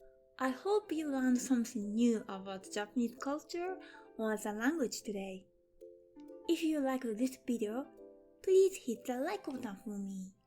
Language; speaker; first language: English; non-native, fluent; Japanese